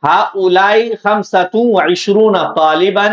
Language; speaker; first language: Arabic; non-native, fluent; Urdu